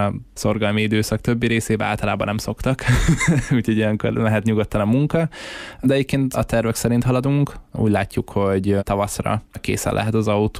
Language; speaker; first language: Hungarian; native; Hungarian